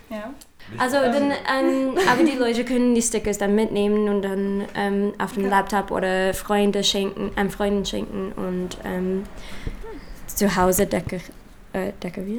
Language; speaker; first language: German; non-native, learner; English